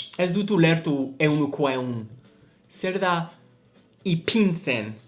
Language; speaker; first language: Basque; non-native, learner; English